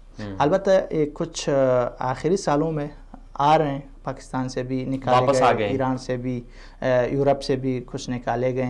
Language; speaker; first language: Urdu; non-native, fluent; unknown